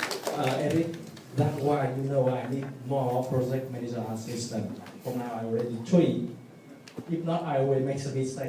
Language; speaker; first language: English; non-native, learner; Vietnamese